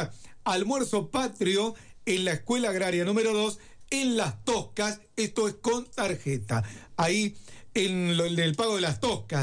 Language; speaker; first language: Spanish; native; Spanish